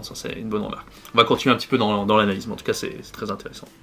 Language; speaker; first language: French; native; French